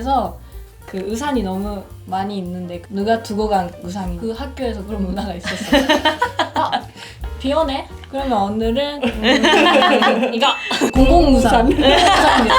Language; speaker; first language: Korean; non-native, learner; Japanese